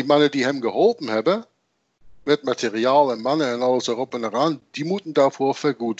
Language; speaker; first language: Dutch; native; Dutch